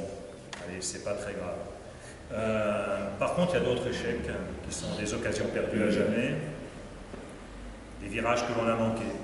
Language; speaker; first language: French; native; French